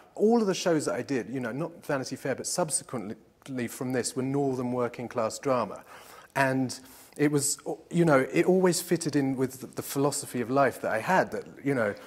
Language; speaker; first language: English; native; English